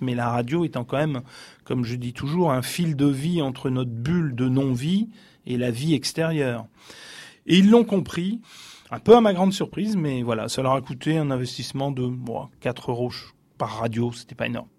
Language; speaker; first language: French; native; French